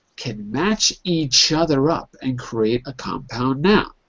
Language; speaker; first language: English; native; English